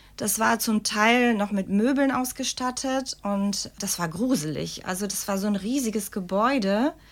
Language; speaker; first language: German; early bilingual, other home language; Czech